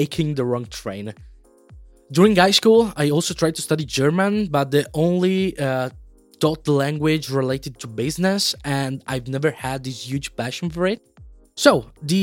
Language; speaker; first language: English; non-native, fluent; Italian